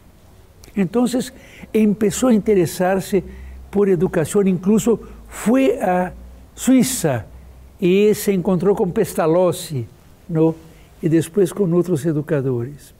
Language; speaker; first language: Spanish; non-native, fluent; Portuguese